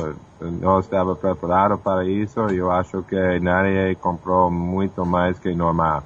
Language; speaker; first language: Portuguese; non-native, fluent; English